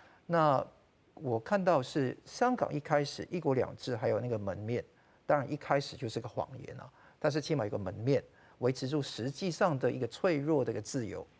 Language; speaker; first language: Chinese; non-native, local second language; Cantonese